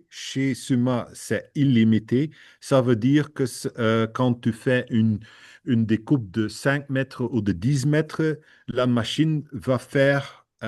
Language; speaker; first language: French; non-native, fluent; Dutch